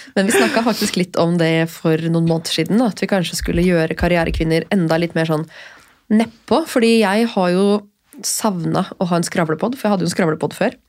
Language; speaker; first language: Norwegian; native; Norwegian